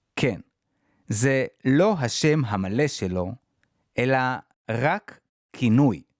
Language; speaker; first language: Hebrew; native; Hebrew